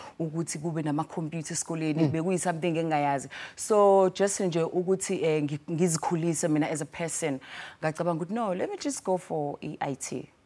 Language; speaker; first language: Zulu; native; Zulu